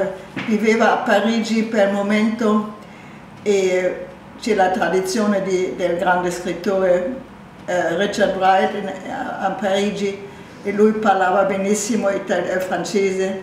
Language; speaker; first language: Italian; non-native, fluent; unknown